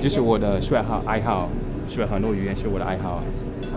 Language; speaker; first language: Chinese; non-native, fluent; English